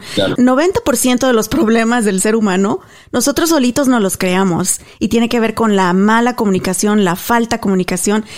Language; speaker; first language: Spanish; native; Spanish